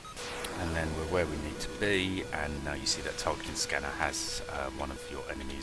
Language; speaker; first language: English; native; English